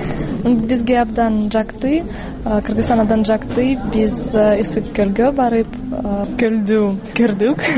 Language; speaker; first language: Kyrgyz; non-native, learner; Russian